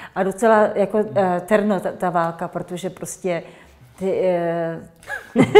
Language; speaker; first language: Czech; native; Czech